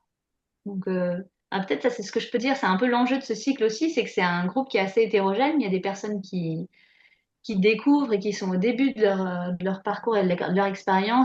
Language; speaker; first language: French; native; French